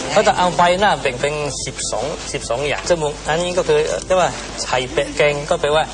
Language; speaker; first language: Thai; non-native, learner; Chinese